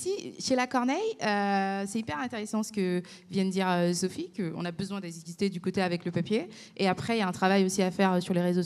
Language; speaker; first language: French; native; French